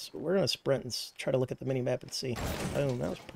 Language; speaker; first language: English; native; English